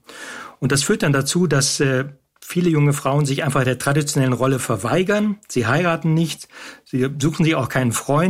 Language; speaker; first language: German; native; German